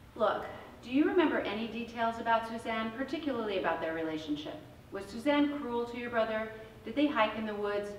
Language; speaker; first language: English; native; English